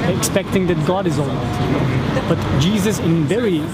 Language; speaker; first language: English; non-native, fluent; German